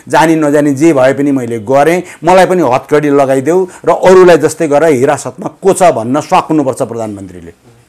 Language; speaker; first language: Nepali; native; Nepali